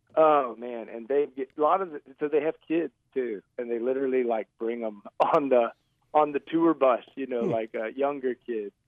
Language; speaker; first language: English; native; English